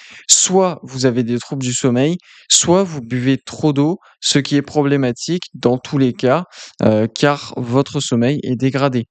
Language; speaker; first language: French; native; French